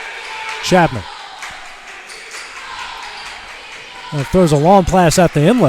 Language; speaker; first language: English; native; English